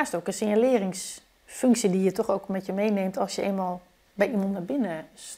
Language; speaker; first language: Dutch; native; Dutch